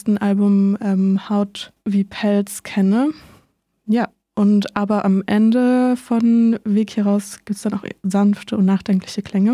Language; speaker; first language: German; native; German